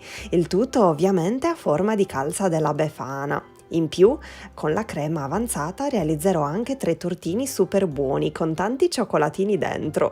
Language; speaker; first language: Italian; native; Italian